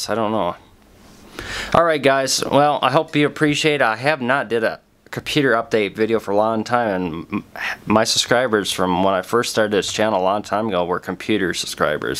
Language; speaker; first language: English; native; English